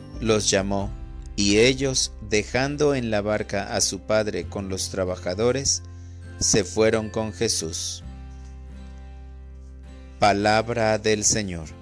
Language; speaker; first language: Spanish; native; Spanish